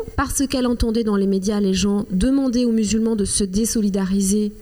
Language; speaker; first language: French; non-native, local second language; Kinyarwanda